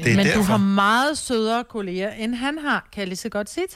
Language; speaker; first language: Danish; native; Danish